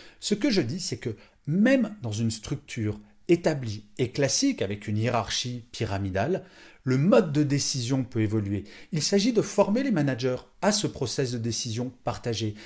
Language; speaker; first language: French; native; French